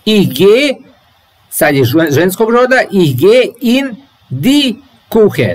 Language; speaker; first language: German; non-native, learner; Serbian